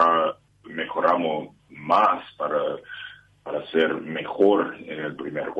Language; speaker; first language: Spanish; non-native, learner; English